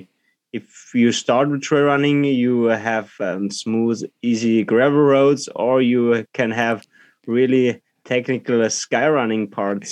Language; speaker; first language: English; non-native, learner; German